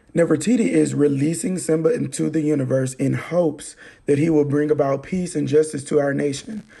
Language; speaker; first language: English; native; English